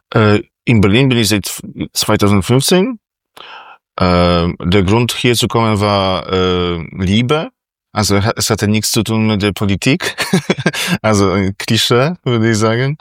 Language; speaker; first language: German; non-native, fluent; Polish